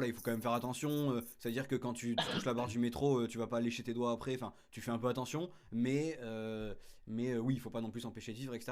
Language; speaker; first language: French; native; French